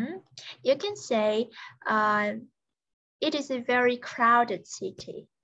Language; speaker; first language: English; non-native, fluent; Vietnamese